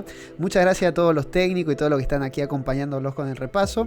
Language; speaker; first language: Spanish; native; Spanish